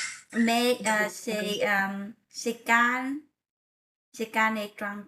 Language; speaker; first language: French; non-native, learner; Vietnamese